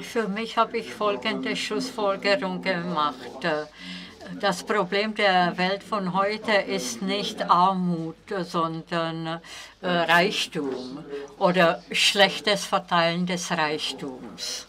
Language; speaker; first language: German; non-native, fluent; Czech